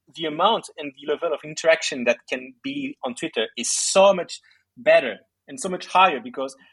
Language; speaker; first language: English; early bilingual, other home language; Greek